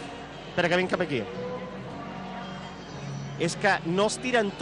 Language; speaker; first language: Catalan; native; Catalan